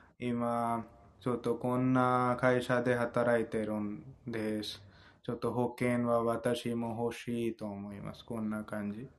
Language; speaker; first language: Japanese; non-native, fluent; Hindi